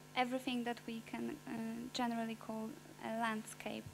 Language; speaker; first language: English; non-native, fluent; Polish